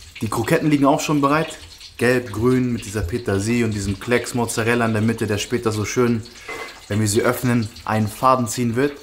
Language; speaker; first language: German; native; German